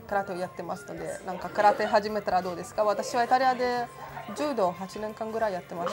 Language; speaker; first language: Japanese; non-native, fluent; Italian